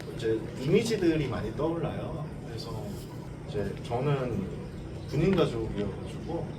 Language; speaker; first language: Korean; native; Korean